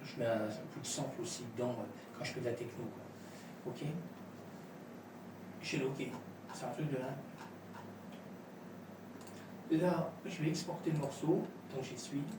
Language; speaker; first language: French; native; French